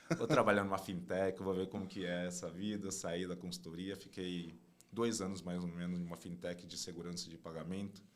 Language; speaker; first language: Portuguese; non-native, fluent; Chinese